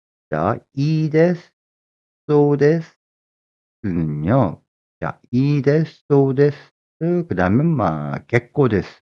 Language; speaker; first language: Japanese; non-native, fluent; Korean